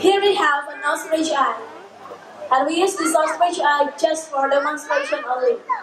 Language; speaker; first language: English; non-native, fluent; Indonesian